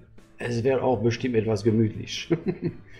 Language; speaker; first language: German; non-native, fluent; French